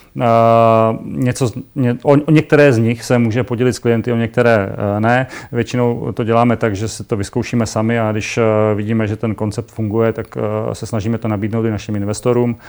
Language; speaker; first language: Czech; native; Czech